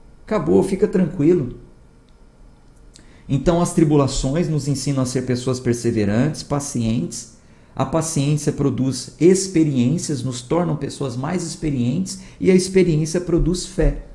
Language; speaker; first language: Portuguese; native; Portuguese